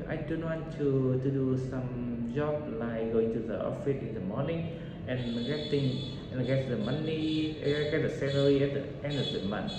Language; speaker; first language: English; non-native, learner; Vietnamese